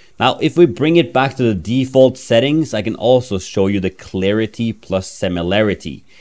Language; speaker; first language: English; non-native, fluent; Norwegian